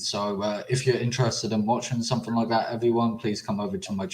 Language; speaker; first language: English; native; English